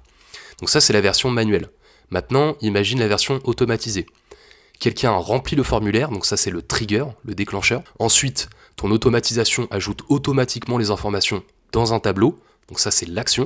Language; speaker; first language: French; native; French